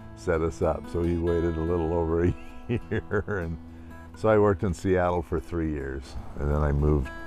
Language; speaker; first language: English; native; English